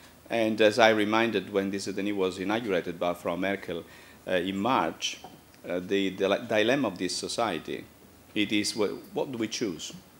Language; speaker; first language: English; non-native, fluent; Italian